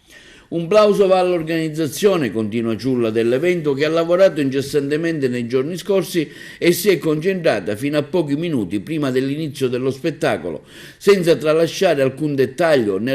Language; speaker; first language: Italian; native; Italian